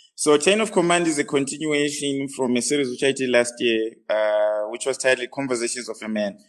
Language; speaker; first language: English; non-native, local second language; North Ndebele